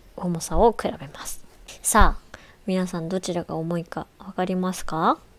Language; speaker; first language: Japanese; native; Japanese